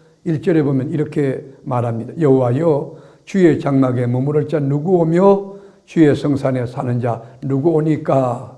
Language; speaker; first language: Korean; native; Korean